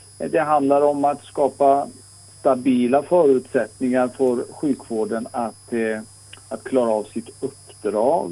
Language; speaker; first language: Swedish; non-native, fluent; Persian